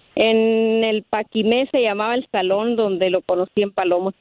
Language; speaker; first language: Spanish; native; Spanish